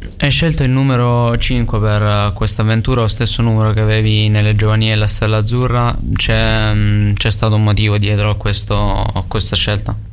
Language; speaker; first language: Italian; native; Italian